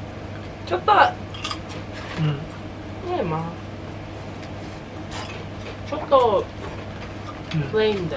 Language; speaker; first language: Japanese; non-native, learner; English